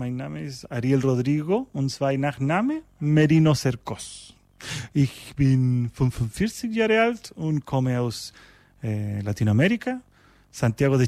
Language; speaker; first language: German; non-native, learner; Spanish